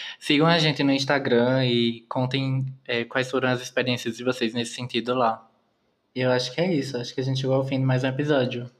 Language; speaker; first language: Portuguese; native; Portuguese